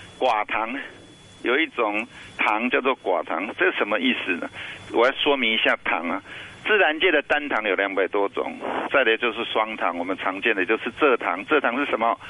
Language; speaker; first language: Chinese; native; Chinese